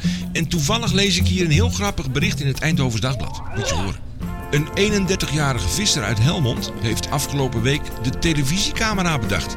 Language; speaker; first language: Dutch; native; Dutch